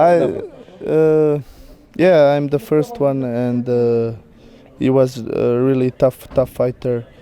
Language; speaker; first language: English; non-native, learner; Croatian